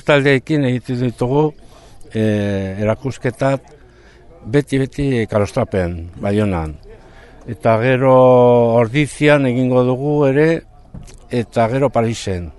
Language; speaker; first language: Basque; non-native, learner; Spanish